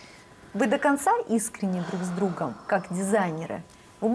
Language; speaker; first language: Russian; native; Russian